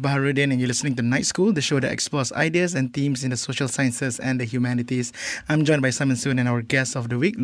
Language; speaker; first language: English; non-native, local second language; Malay